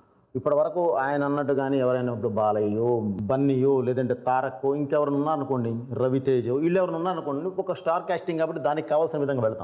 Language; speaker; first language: Telugu; native; Telugu